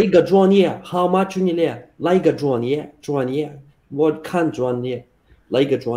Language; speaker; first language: Chinese; non-native, learner; Russian